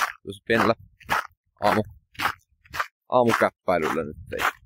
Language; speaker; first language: Finnish; native; Finnish